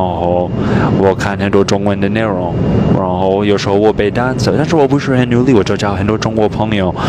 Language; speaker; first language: Chinese; non-native, fluent; English